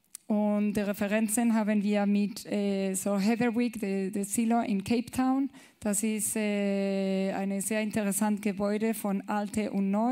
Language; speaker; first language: German; non-native, learner; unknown